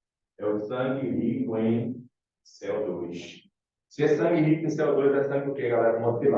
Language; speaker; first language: Portuguese; native; Portuguese